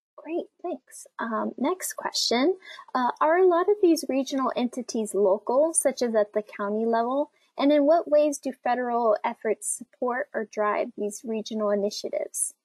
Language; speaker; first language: English; native; English